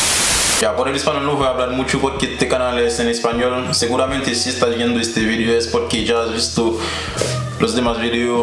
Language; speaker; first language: Spanish; non-native, fluent; Haitian Creole